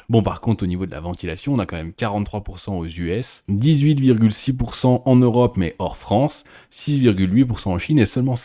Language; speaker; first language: French; native; French